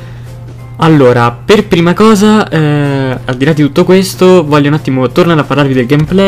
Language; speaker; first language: Italian; native; Italian